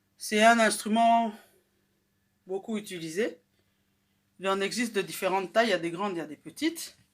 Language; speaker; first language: French; non-native, local second language; Lingala